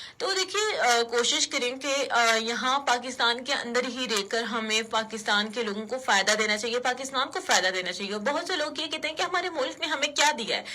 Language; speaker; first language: Urdu; non-native, local second language; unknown